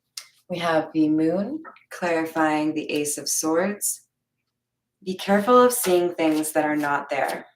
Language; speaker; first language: English; native; English